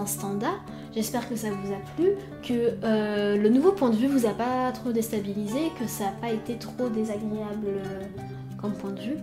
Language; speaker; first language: French; native; French